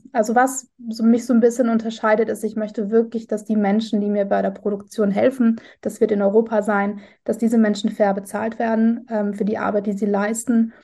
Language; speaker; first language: German; native; German